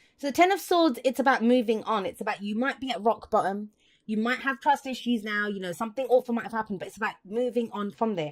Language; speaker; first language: English; native; English